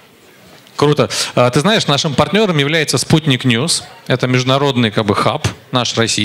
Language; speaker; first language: Russian; native; Russian